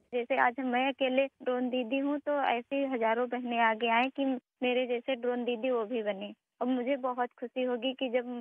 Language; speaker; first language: Hindi; native; Hindi